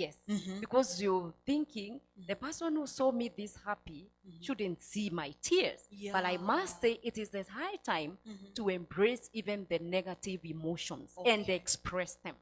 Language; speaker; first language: English; non-native, local second language; Swahili